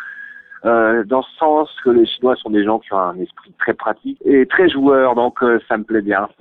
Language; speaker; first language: French; native; French